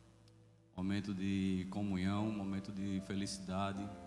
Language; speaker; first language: Portuguese; native; Portuguese